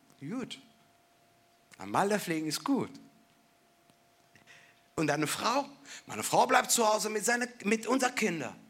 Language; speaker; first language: German; non-native, fluent; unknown